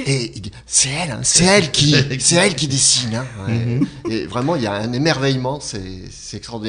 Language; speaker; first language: French; native; French